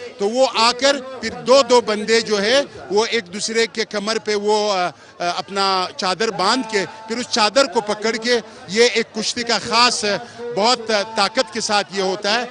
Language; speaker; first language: Urdu; non-native, local second language; Pashto